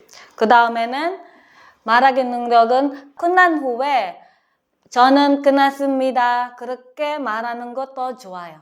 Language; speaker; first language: Korean; non-native, learner; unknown